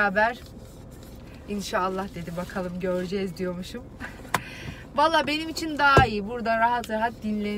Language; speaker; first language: Turkish; native; Turkish